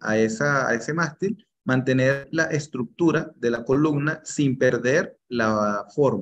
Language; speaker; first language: Spanish; native; Spanish